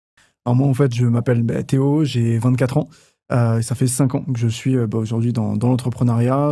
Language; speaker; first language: French; native; French